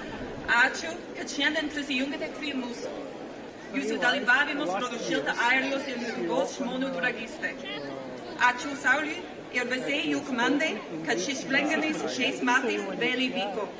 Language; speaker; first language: Lithuanian; non-native, learner; English